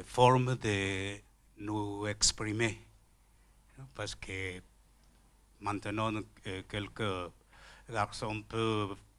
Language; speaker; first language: French; non-native, learner; Spanish